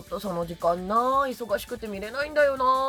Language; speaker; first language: Japanese; native; Japanese